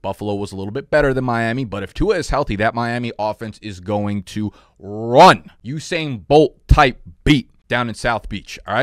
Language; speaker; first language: English; native; English